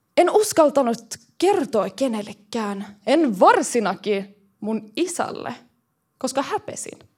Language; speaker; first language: Finnish; early bilingual, heritage; Swedish